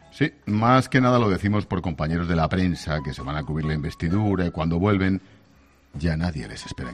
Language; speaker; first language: Spanish; native; Spanish